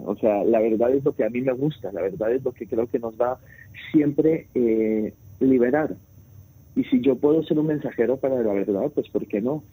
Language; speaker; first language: Spanish; early bilingual, heritage; Spanish